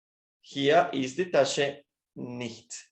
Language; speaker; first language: German; non-native, fluent; Spanish